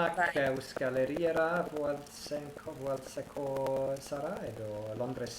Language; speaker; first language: Basque; non-native, learner; English